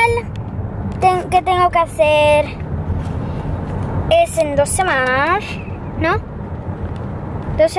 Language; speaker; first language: Spanish; early bilingual, other home language; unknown